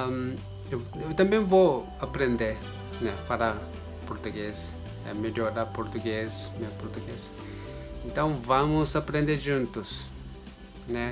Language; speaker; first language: Portuguese; non-native, learner; Japanese